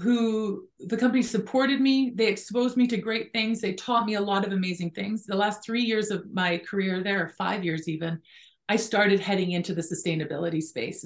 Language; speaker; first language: English; native; English